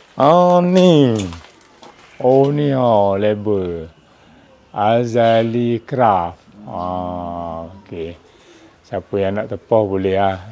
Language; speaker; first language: Malay; native; Malay